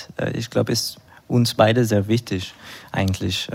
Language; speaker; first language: German; non-native, fluent; Hebrew